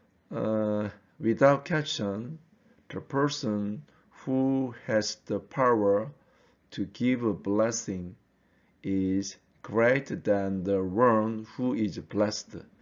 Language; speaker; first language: English; non-native, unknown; Korean